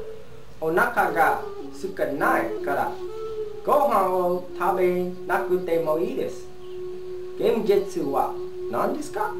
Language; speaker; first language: Japanese; non-native, learner; English